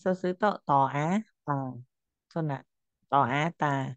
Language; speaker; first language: Japanese; non-native, fluent; Khmer